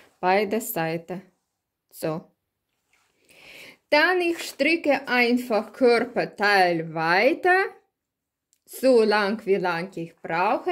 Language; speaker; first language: German; non-native, learner; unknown